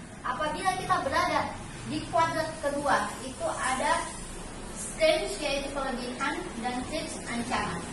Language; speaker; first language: Indonesian; native; Indonesian